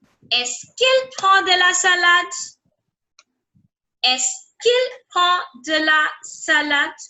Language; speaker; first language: French; non-native, fluent; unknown